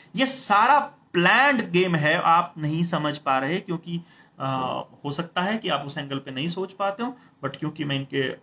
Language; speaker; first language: Hindi; native; Hindi